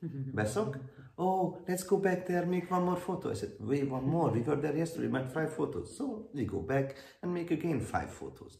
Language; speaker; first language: English; non-native, learner; Hungarian